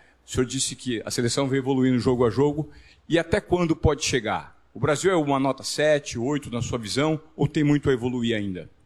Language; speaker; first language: Portuguese; native; Portuguese